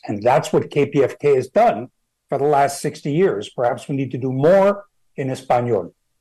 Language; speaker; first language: English; native; English